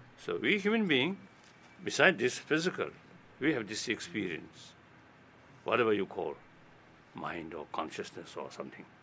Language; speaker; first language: English; non-native, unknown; Tibetan